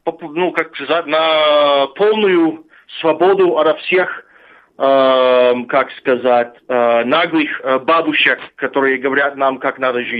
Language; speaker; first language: Russian; non-native, fluent; English